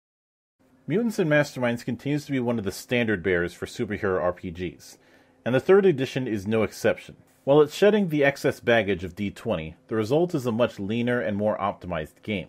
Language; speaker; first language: English; native; English